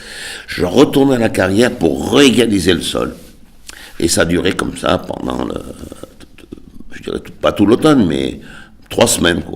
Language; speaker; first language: French; native; French